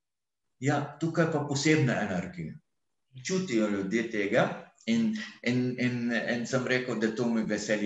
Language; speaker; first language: Slovenian; non-native, fluent; Arabic